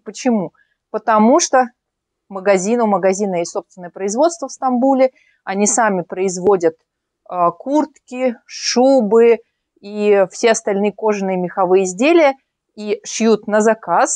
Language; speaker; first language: Russian; native; Russian